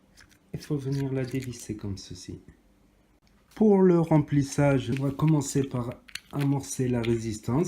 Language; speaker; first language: French; native; French